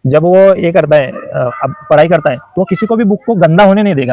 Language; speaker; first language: Hindi; non-native, local second language; Marathi